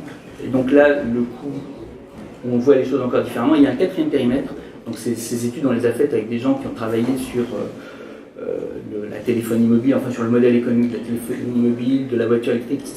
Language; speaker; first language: French; native; French